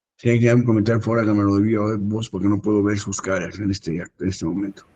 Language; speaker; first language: Spanish; native; Spanish